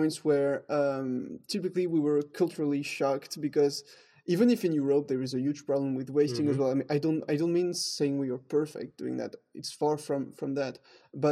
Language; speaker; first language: English; non-native, fluent; French